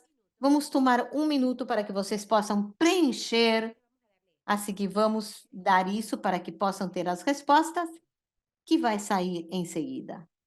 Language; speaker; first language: Portuguese; non-native, fluent; Spanish